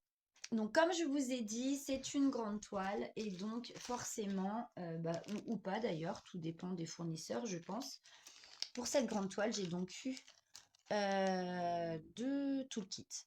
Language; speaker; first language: French; native; French